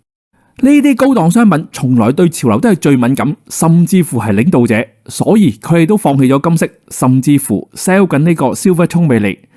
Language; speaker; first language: Cantonese; native; Cantonese